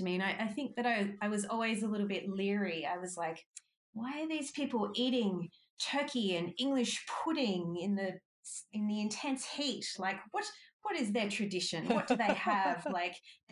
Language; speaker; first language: English; native; English